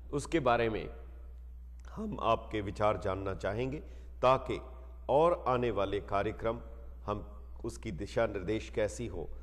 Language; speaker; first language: Hindi; non-native, local second language; Punjabi